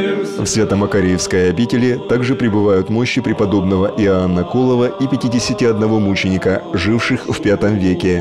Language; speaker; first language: Russian; native; Russian